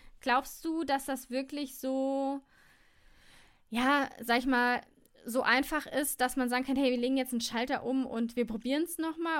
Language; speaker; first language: German; native; German